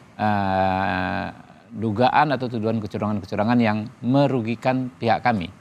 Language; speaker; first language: Indonesian; native; Indonesian